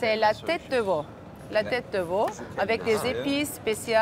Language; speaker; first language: French; non-native, fluent; Turkish